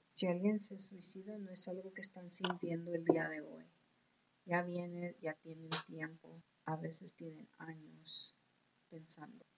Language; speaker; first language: Spanish; early bilingual, heritage; Spanish